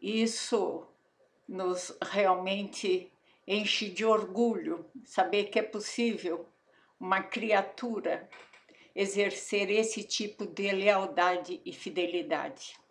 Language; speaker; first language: Portuguese; native; Portuguese